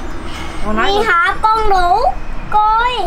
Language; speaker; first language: Vietnamese; early bilingual, heritage; Vietnamese